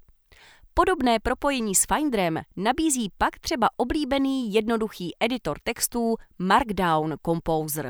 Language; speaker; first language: Czech; native; Czech